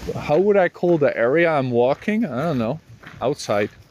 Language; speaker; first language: English; non-native, fluent; Dutch